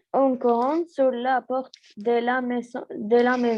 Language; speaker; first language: French; non-native, learner; Arabic